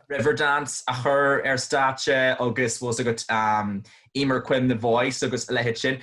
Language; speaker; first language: Irish; native; Irish